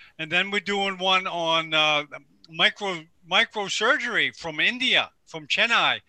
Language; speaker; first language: English; native; English